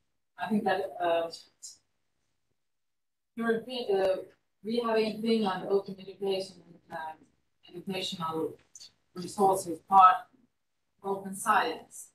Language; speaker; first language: English; non-native, fluent; Finnish